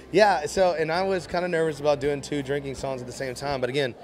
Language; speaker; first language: English; native; English